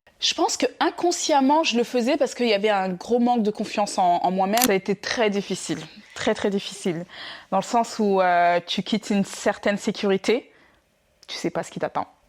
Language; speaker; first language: French; early bilingual, other home language; Wolof